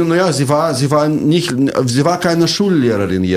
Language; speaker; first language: German; non-native, fluent; Russian